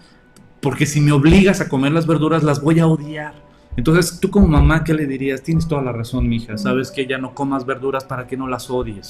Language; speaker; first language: Spanish; native; Spanish